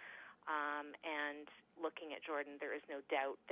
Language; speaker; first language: English; native; English